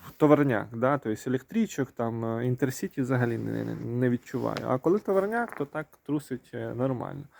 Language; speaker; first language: Ukrainian; non-native, local second language; Russian